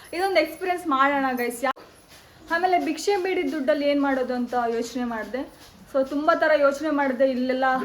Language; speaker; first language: Kannada; native; Kannada